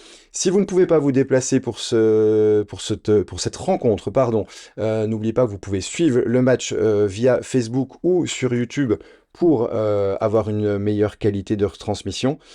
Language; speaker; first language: French; native; French